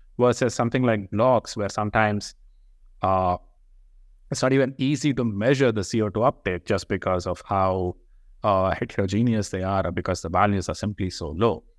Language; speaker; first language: English; non-native, local second language; Telugu